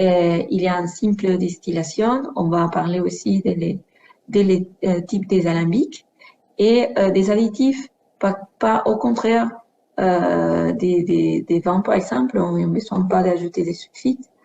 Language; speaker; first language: French; non-native, fluent; Spanish